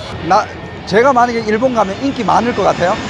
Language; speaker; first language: Korean; native; Korean